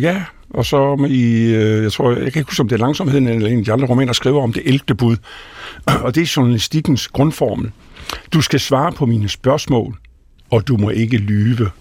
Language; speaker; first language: Danish; native; Danish